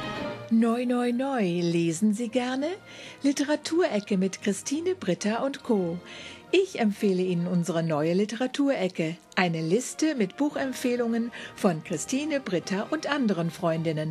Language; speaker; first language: German; native; German